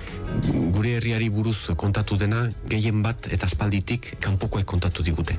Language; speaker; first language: Basque; native; Basque